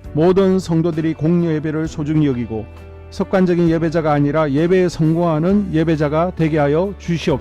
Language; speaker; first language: Korean; native; Korean